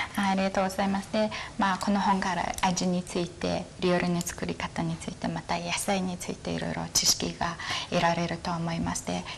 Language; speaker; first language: Japanese; non-native, fluent; Mongolian